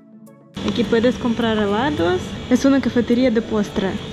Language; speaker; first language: Spanish; non-native, learner; Russian